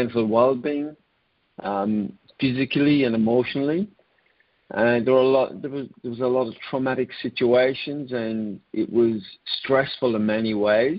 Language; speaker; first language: English; native; English